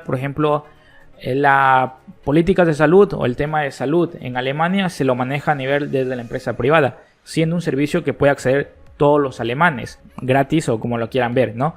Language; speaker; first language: Spanish; native; Spanish